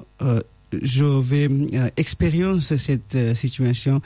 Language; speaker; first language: French; non-native, learner; Bangla